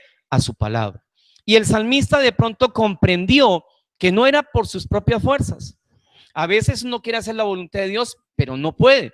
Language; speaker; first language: Spanish; native; Spanish